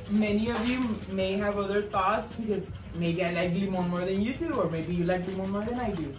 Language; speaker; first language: English; early bilingual, other home language; Spanish